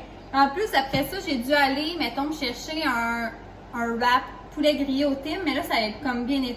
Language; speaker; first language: French; native; French